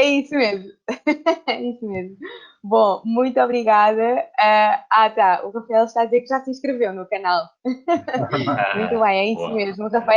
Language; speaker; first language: Portuguese; native; Portuguese